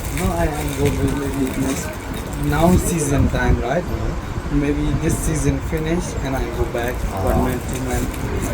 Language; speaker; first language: English; non-native, learner; Nepali